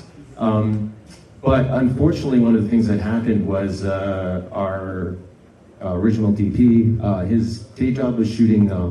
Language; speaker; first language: English; native; English